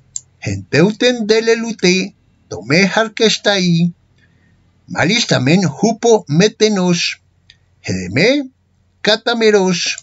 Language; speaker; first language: Greek; non-native, fluent; Spanish